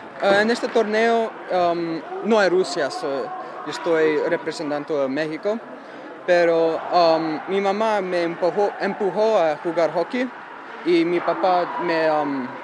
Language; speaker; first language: Spanish; early bilingual, heritage; Spanish